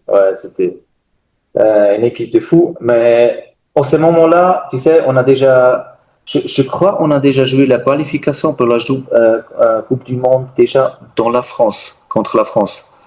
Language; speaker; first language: French; non-native, learner; German